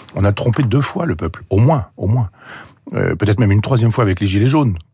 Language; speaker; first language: French; native; French